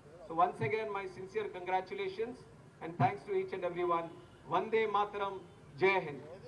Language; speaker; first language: English; non-native, local second language; Telugu